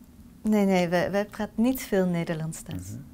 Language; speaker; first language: Dutch; non-native, learner; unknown